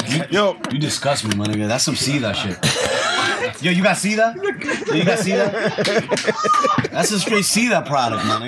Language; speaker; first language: English; early bilingual, other home language; Spanish